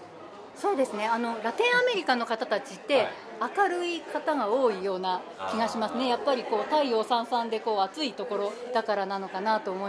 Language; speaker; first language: Japanese; native; Japanese